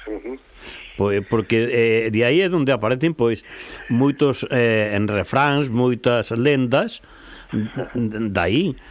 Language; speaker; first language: Galician; native; Galician